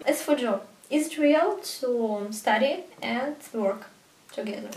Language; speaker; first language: English; non-native, learner; Russian